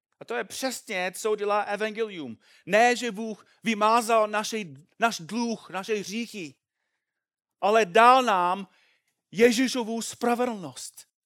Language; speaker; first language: Czech; non-native, fluent; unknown